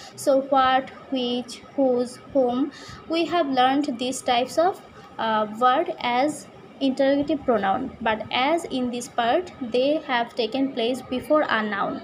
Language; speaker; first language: English; non-native, local second language; Bangla